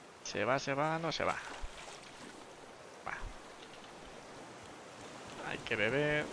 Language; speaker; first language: Spanish; native; Spanish